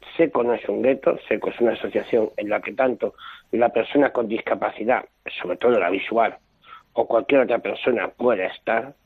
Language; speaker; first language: Spanish; native; Spanish